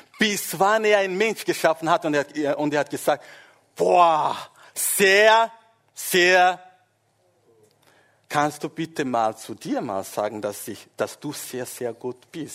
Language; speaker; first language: German; non-native, fluent; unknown